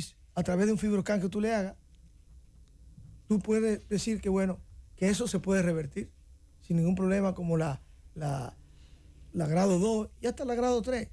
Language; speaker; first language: Spanish; native; Spanish